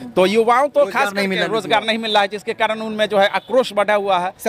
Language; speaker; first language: Hindi; native; Hindi